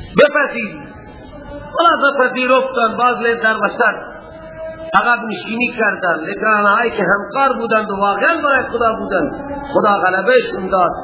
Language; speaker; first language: Persian; non-native, local second language; Baluchi